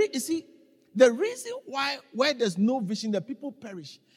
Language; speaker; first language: English; non-native, local second language; Akan